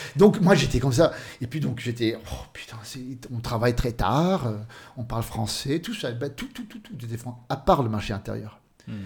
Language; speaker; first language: French; non-native, fluent; Swedish